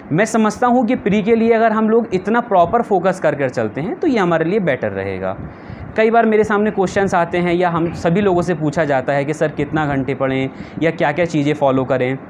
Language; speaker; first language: Hindi; native; Hindi